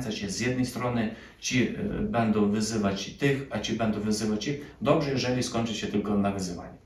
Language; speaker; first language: Polish; early bilingual, other home language; Ukrainian